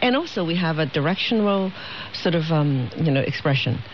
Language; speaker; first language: English; non-native, fluent; Chinese